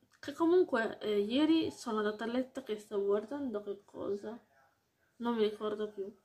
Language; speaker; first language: Italian; early bilingual, heritage; Italian